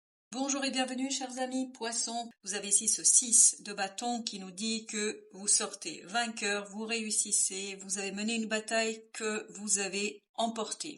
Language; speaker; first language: French; native; French